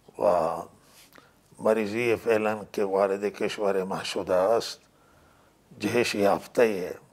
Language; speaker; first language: Persian; non-native, local second language; Baluchi